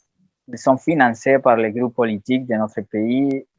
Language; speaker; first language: French; non-native, learner; Spanish